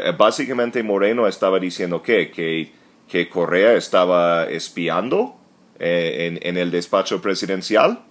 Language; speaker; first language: Spanish; non-native, fluent; English